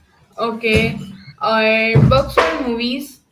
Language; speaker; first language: English; non-native, local second language; Urdu